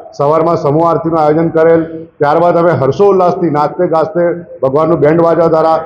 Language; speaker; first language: Gujarati; non-native, local second language; Sindhi